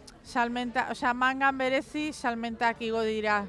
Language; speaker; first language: Basque; non-native, local second language; Spanish